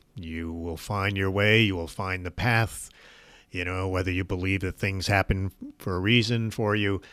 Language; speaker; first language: English; native; English